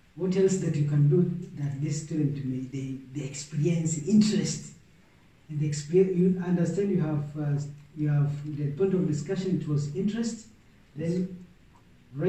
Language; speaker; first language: English; non-native, local second language; Swahili